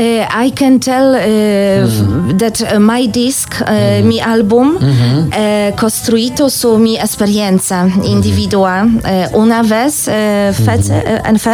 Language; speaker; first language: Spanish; non-native, learner; Polish